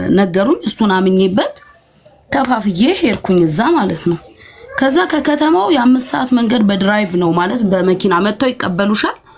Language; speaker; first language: Amharic; native; Amharic